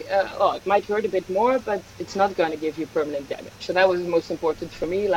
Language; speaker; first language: English; non-native, fluent; Dutch